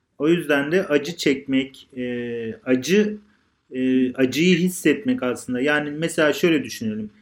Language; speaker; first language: Turkish; native; Turkish